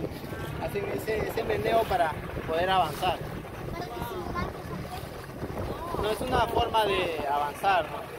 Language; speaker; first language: Spanish; native; Spanish